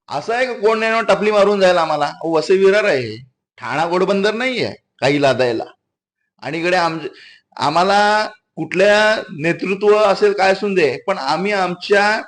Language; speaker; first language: Marathi; native; Marathi